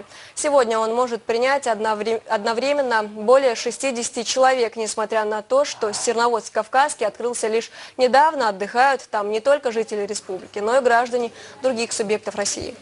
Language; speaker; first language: Russian; native; Russian